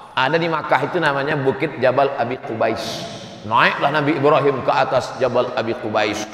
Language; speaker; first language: Indonesian; native; Indonesian